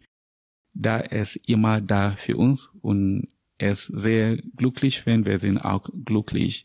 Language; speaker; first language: German; non-native, learner; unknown